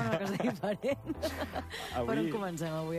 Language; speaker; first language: Catalan; native; Catalan